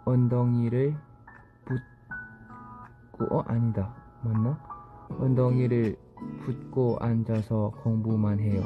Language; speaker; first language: Korean; non-native, learner; Thai